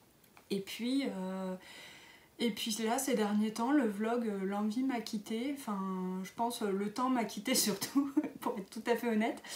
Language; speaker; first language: French; native; French